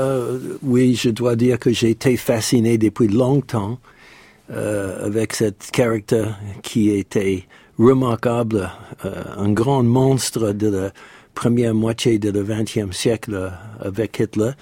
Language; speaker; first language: French; non-native, fluent; English